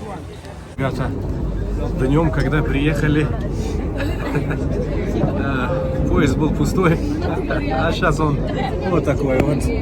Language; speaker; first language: Russian; non-native, fluent; Tajik